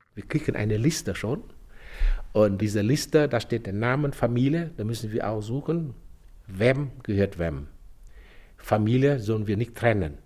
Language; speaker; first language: German; non-native, fluent; Vietnamese